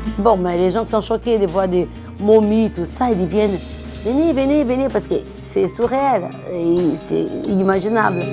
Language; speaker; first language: French; non-native, fluent; Portuguese